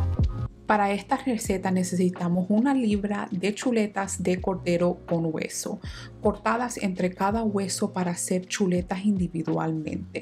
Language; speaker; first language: Spanish; non-native, fluent; English